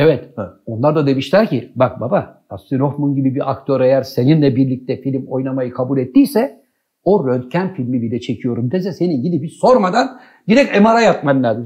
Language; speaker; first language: Turkish; native; Turkish